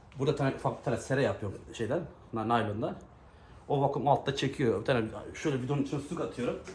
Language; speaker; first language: Turkish; native; Turkish